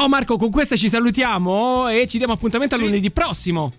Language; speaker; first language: Italian; native; Italian